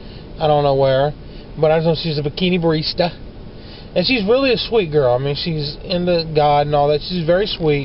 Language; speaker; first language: English; native; English